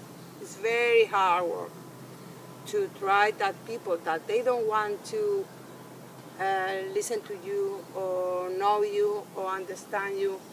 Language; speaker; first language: English; non-native, fluent; Spanish